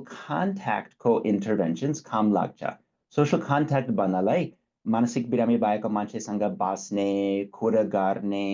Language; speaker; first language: Nepali; non-native, fluent; English